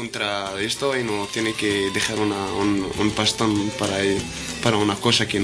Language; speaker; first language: Spanish; non-native, fluent; Berber languages